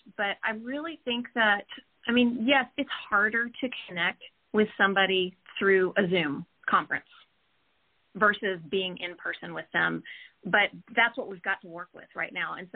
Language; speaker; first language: English; native; English